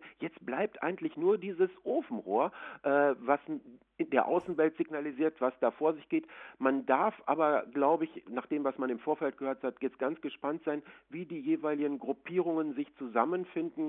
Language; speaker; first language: German; native; German